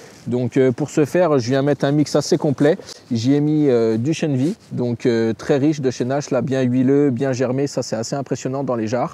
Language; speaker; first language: French; native; French